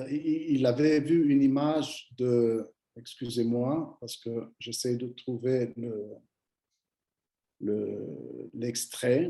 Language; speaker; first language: French; non-native, fluent; Greek